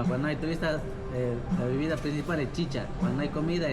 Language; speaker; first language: Spanish; non-native, local second language; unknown